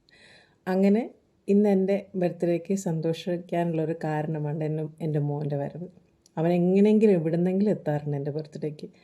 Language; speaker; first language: Malayalam; native; Malayalam